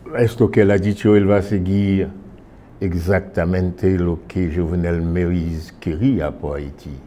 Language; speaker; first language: Spanish; non-native, fluent; Haitian Creole